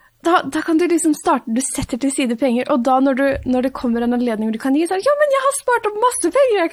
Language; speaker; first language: Norwegian; native; Norwegian